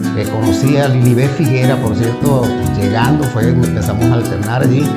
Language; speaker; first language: Spanish; native; Spanish